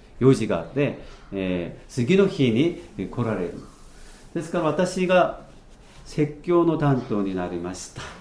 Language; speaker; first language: Japanese; non-native, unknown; Korean